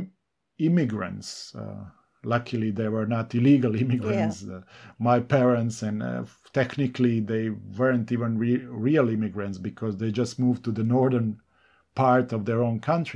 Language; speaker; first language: English; non-native, fluent; Serbian